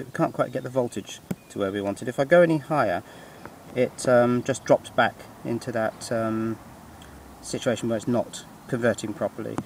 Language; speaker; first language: English; native; English